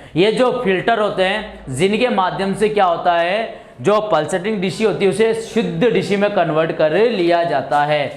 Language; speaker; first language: Hindi; native; Hindi